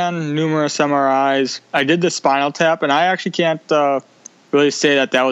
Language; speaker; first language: English; native; English